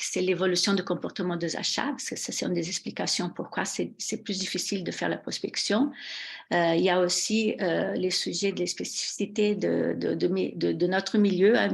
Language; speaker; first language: French; non-native, fluent; Portuguese